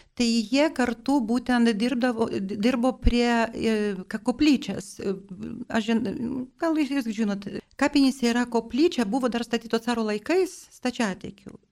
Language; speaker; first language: Lithuanian; non-native, local second language; Polish